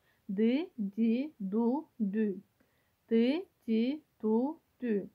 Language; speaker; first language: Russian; non-native, local second language; Kyrgyz